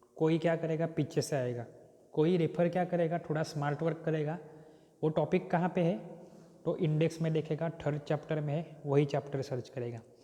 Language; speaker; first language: Hindi; non-native, local second language; Marathi